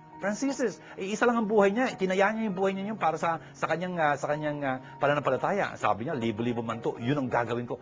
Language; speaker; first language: Filipino; native; Filipino